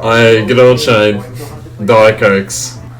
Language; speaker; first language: English; native; English